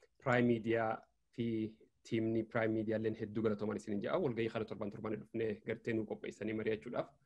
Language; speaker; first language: Oromo; native; Oromo